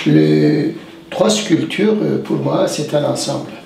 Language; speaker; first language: French; non-native, fluent; Turkish